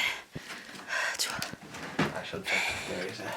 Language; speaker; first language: English; non-native, learner; Korean